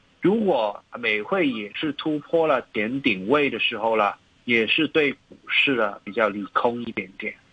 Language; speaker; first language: Chinese; non-native, local second language; Cantonese